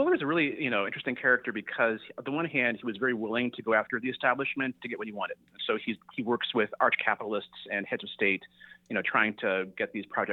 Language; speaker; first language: English; native; English